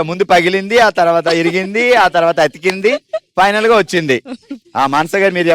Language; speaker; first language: Telugu; native; Telugu